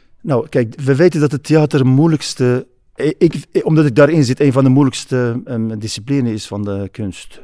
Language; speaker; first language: Dutch; non-native, fluent; Kurdish